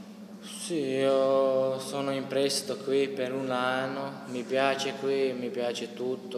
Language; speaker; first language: Italian; non-native, learner; Croatian